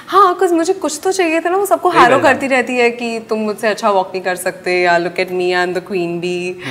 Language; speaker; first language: English; non-native, local second language; Hindi